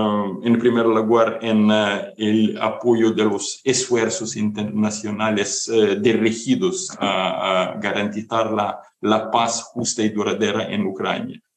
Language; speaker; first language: Spanish; non-native, fluent; Ukrainian